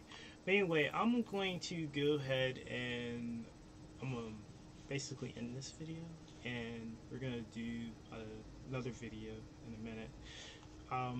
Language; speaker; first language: English; native; English